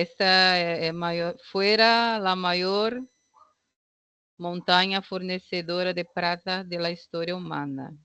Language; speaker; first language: Spanish; non-native, learner; Portuguese